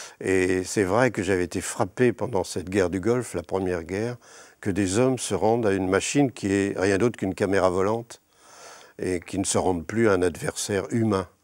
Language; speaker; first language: French; native; French